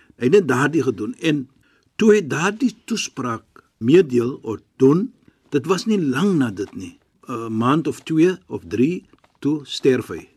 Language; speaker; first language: Afrikaans; non-native, fluent; Arabic